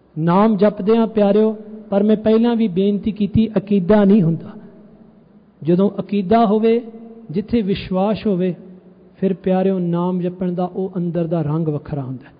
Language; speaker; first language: Punjabi; early bilingual, heritage; Punjabi